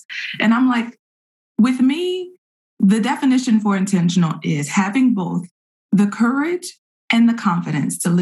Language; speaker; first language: English; native; English